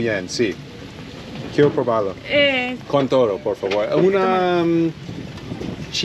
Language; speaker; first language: Spanish; non-native, learner; English